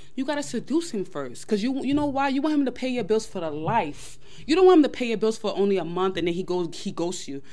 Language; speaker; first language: English; early bilingual, other home language; Yoruba